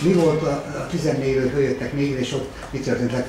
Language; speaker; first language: Hungarian; native; Hungarian